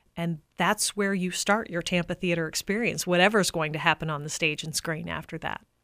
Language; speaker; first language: English; native; English